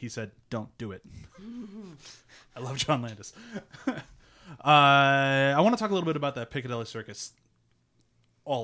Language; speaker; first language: English; native; English